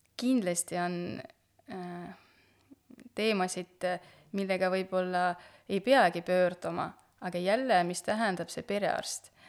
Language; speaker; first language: Estonian; non-native, local second language; Russian